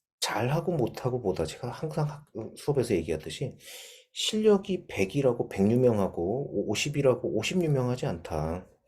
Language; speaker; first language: Korean; native; Korean